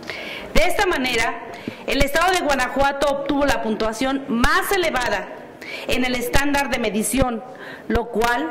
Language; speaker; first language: Spanish; native; Spanish